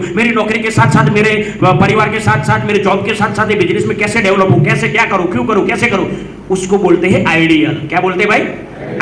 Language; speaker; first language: Hindi; non-native, local second language; Gujarati